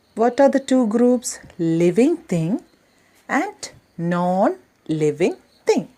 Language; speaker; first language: English; non-native, local second language; Malayalam